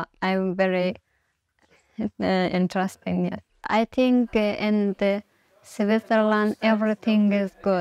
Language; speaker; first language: English; non-native, learner; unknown